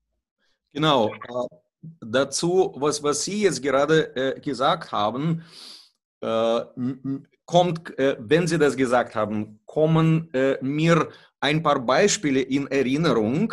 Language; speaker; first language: German; non-native, fluent; Russian